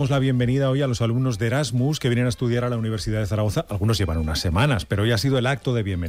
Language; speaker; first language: Spanish; native; Spanish